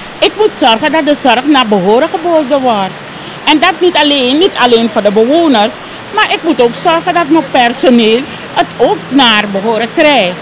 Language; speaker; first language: Dutch; native; Dutch